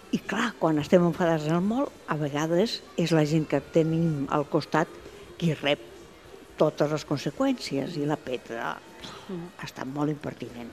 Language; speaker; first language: Catalan; non-native, local second language; Spanish